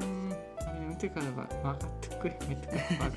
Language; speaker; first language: Mongolian; non-native, learner; Japanese